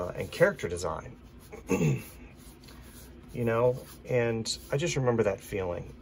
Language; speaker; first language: English; native; English